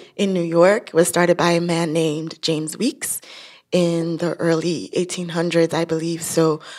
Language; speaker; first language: English; non-native, local second language; Yoruba